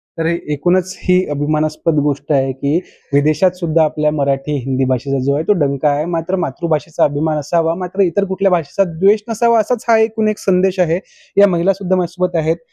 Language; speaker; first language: Marathi; native; Marathi